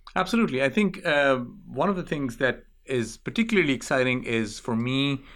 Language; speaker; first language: English; non-native, local second language; Urdu